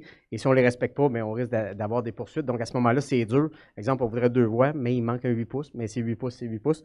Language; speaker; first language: French; native; French